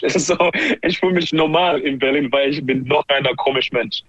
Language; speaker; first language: German; non-native, fluent; English